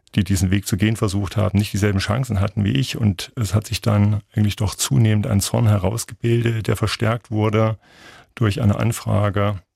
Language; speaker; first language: German; native; German